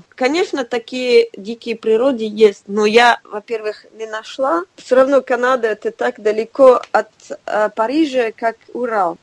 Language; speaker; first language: Russian; non-native, fluent; French